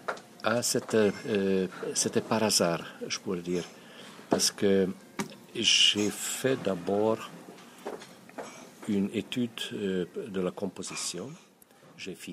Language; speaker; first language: French; non-native, fluent; Hungarian